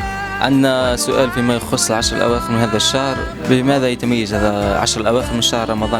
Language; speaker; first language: Arabic; native; Arabic